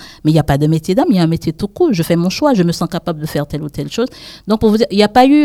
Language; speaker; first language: French; non-native, local second language; Haitian Creole